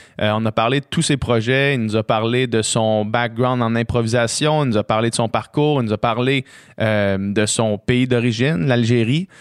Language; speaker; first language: French; native; French